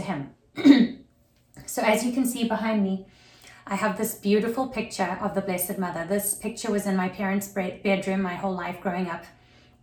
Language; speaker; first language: English; native; English